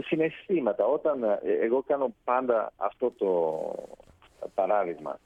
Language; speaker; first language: Greek; non-native, fluent; Italian